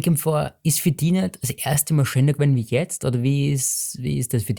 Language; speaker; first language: German; native; German